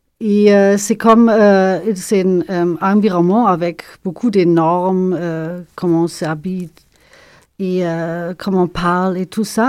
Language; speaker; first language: French; non-native, fluent; German